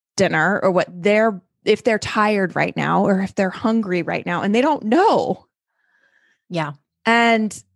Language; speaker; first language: English; native; English